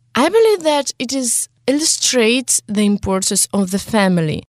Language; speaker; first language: English; non-native, fluent; Russian